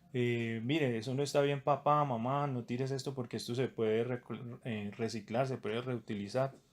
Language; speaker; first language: Spanish; native; Spanish